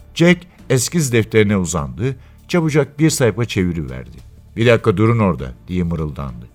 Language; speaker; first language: Turkish; native; Turkish